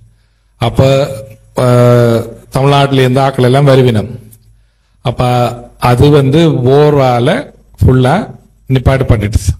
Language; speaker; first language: Tamil; native; Tamil